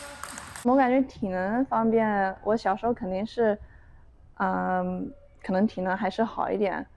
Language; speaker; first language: Chinese; early bilingual, heritage; Chinese